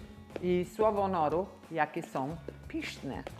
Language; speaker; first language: Polish; non-native, learner; Italian